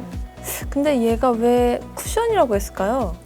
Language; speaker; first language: Korean; native; Korean